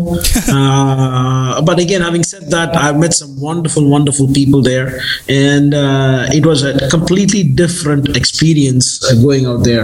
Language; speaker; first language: English; non-native, local second language; Tamil